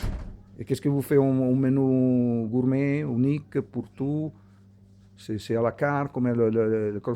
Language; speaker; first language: French; non-native, learner; Italian